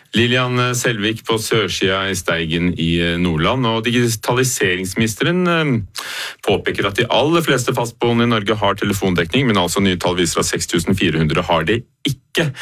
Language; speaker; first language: Norwegian; native; Norwegian